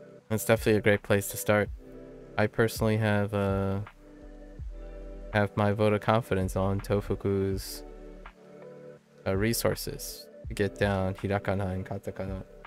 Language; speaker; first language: English; native; English